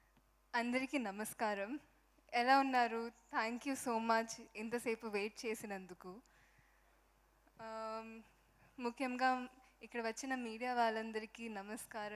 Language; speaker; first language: Telugu; non-native, fluent; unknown